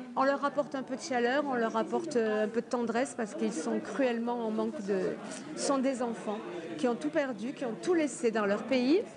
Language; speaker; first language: French; native; French